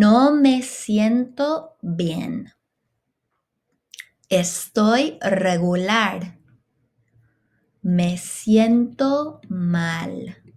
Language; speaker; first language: Spanish; non-native, fluent; English